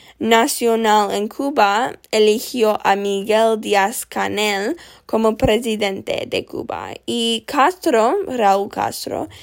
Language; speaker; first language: Spanish; non-native, learner; English